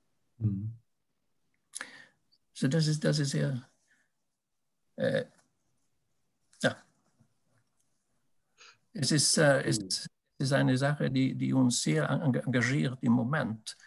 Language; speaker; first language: German; non-native, fluent; Swedish